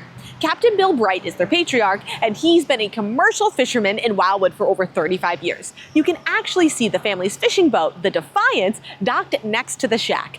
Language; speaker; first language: English; native; English